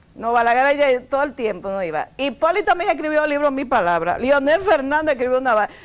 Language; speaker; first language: Spanish; native; Spanish